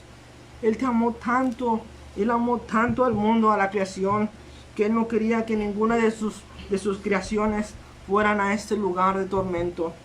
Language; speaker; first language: Spanish; native; Spanish